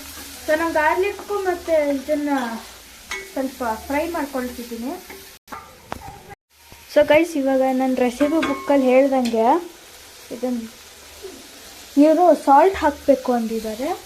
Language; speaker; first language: Kannada; native; Kannada